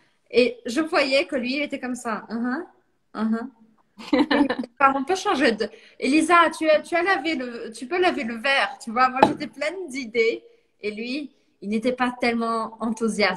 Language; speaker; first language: French; non-native, fluent; Portuguese